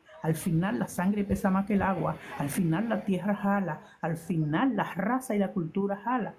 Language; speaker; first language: Spanish; native; Spanish